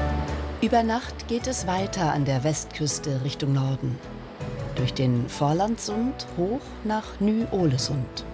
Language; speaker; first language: German; native; German